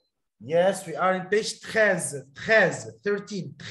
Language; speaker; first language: English; non-native, fluent; Arabic